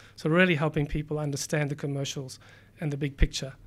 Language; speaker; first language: English; native; English